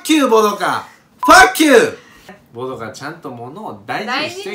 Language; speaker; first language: Japanese; native; Japanese